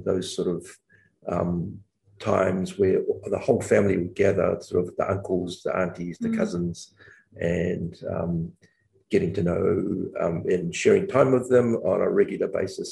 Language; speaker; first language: English; native; English